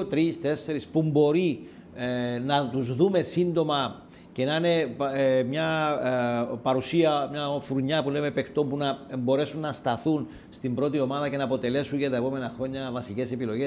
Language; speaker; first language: Greek; native; Greek